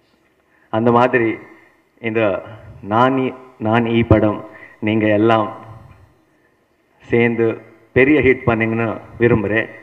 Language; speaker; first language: Tamil; non-native, learner; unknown